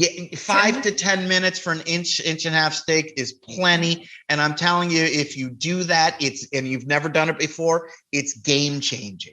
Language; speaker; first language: English; native; English